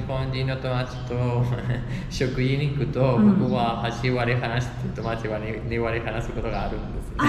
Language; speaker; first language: Japanese; non-native, fluent; Spanish